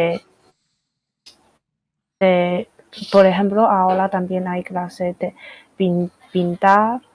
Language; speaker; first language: Spanish; non-native, fluent; Chinese